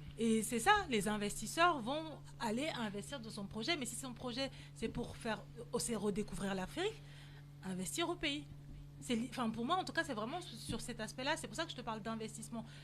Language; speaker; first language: French; native; French